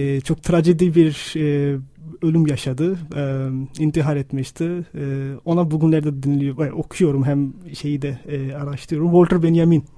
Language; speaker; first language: Turkish; non-native, fluent; Urdu